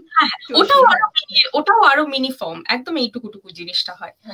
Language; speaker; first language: Bangla; early bilingual, heritage; German